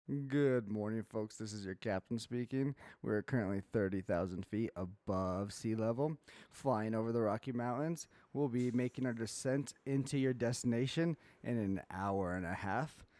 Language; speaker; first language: English; native; English